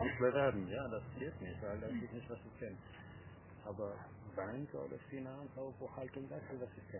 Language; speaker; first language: German; non-native, fluent; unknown